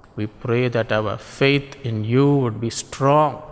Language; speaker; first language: English; non-native, local second language; Tamil